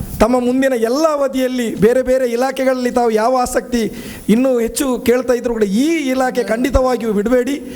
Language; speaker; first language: Kannada; non-native, local second language; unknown